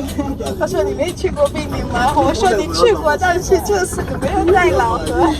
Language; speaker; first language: Chinese; non-native, fluent; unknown